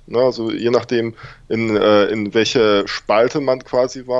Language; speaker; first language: German; native; German